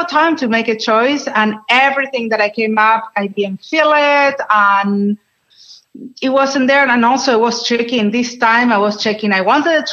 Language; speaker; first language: English; non-native, fluent; Spanish